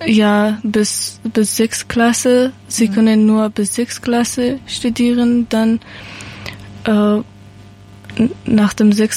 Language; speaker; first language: German; non-native, learner; Persian